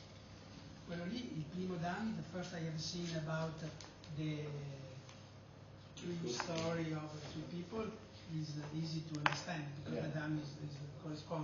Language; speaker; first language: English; non-native, learner; Italian